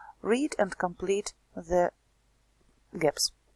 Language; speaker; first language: English; non-native, fluent; Ukrainian